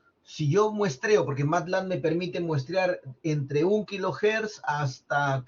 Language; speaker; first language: Spanish; native; Spanish